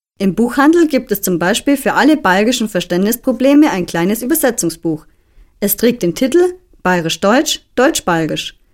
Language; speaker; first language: German; native; German